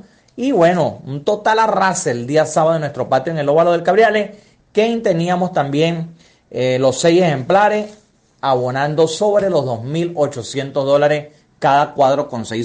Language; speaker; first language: Spanish; native; Spanish